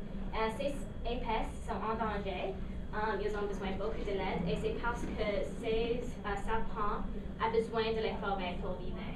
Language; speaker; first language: French; non-native, local second language; English